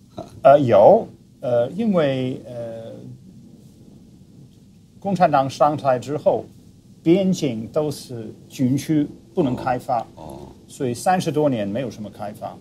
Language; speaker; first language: Chinese; non-native, fluent; English